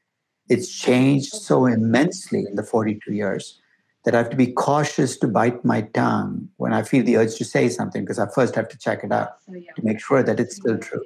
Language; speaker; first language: English; non-native, local second language; Tamil